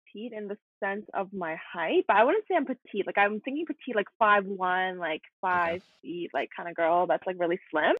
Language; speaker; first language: English; native; English